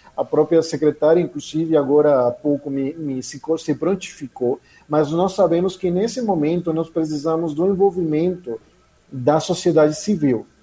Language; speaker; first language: Portuguese; non-native, fluent; Spanish